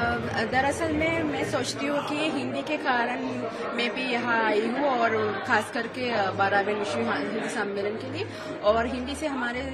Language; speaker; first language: Hindi; non-native, fluent; Sinhala